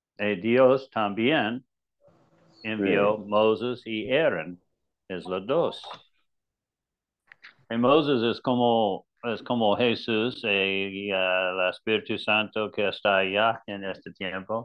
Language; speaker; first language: Spanish; non-native, learner; English